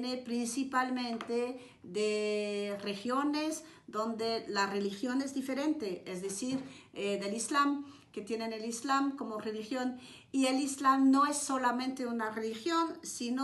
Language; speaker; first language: Spanish; non-native, fluent; French